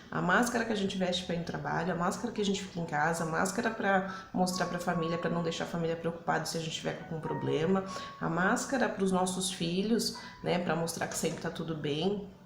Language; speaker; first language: Portuguese; early bilingual, other home language; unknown